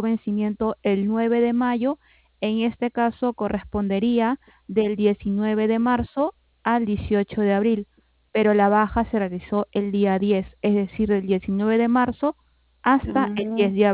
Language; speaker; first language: Spanish; native; Spanish